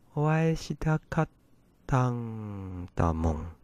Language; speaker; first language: Japanese; non-native, fluent; Chinese